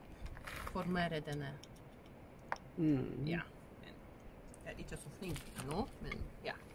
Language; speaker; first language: Norwegian; non-native, learner; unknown